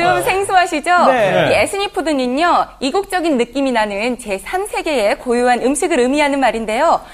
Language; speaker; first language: Korean; native; Korean